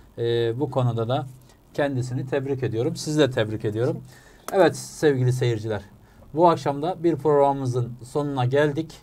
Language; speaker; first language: Turkish; native; Turkish